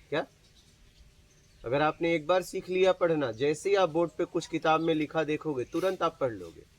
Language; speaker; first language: Hindi; native; Hindi